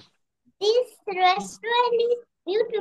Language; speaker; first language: English; non-native, learner; Bangla